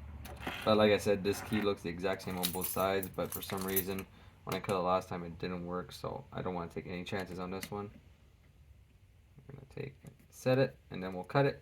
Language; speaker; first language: English; native; English